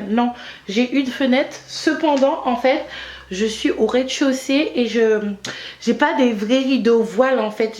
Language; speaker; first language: French; native; French